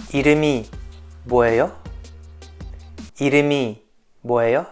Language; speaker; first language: Korean; non-native, fluent; French